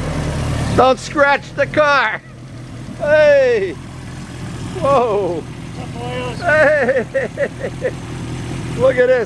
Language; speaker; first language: English; native; English